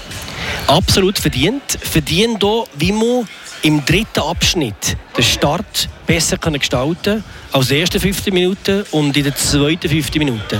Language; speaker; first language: German; native; German